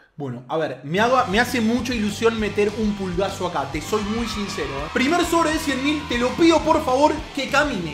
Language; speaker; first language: Spanish; native; Spanish